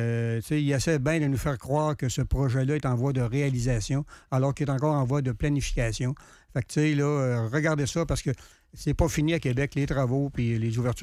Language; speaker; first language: French; native; French